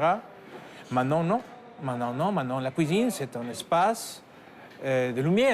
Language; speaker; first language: French; non-native, fluent; Spanish